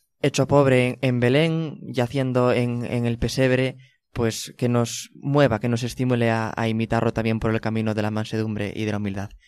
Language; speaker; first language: Spanish; native; Spanish